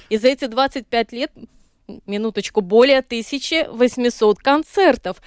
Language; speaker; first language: Russian; native; Russian